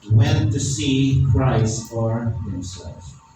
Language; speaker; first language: English; non-native, local second language; Filipino